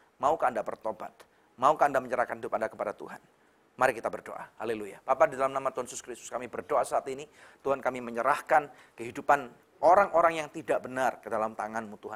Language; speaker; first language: Indonesian; native; Indonesian